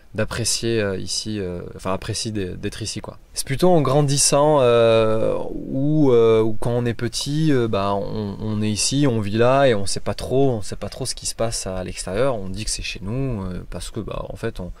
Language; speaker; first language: French; native; French